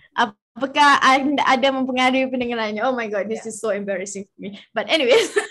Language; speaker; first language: Malay; native; Malay